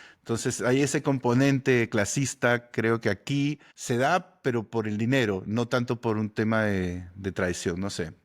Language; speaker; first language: Spanish; native; Spanish